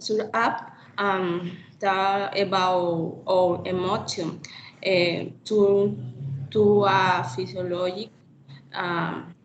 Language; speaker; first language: English; non-native, learner; Spanish